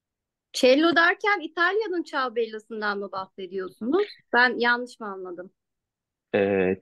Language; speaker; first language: Turkish; native; Turkish